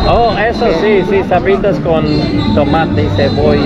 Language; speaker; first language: Spanish; non-native, learner; English